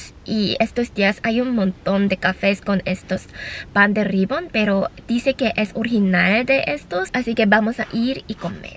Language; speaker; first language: Spanish; non-native, learner; Korean